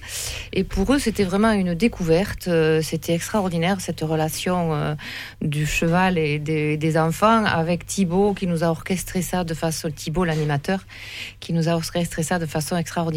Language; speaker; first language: French; native; French